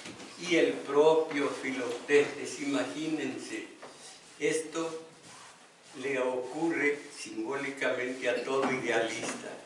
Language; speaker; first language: Spanish; native; Spanish